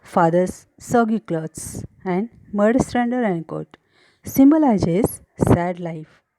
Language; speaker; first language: English; non-native, local second language; Marathi